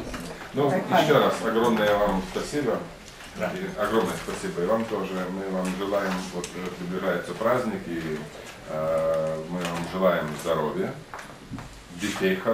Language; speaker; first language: Russian; non-native, local second language; Lithuanian